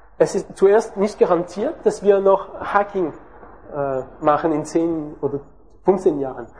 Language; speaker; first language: German; non-native, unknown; French